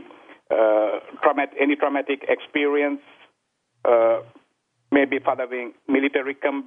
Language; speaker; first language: English; non-native, local second language; Sinhala